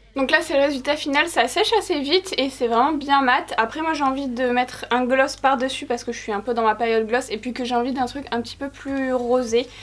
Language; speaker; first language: French; native; French